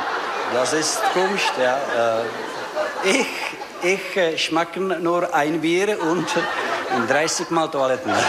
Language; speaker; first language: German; non-native, learner; Czech